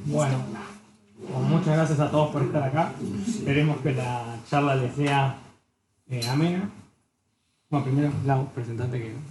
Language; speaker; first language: Spanish; native; Spanish